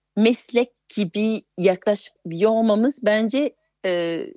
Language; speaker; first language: Turkish; non-native, fluent; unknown